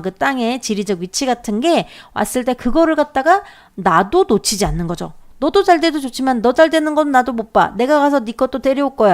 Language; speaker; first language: Korean; native; Korean